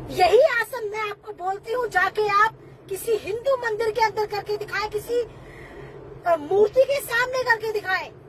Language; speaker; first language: Hindi; native; Hindi